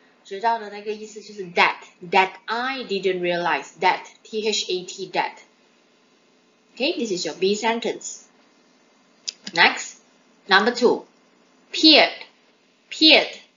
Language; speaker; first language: English; non-native, local second language; Chinese